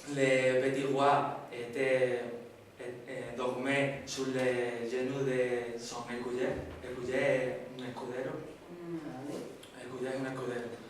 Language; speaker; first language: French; non-native, learner; Spanish